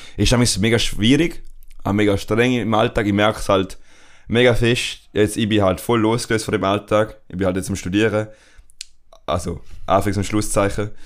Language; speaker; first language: German; non-native, fluent; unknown